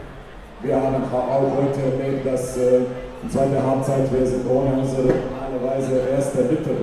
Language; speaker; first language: German; non-native, fluent; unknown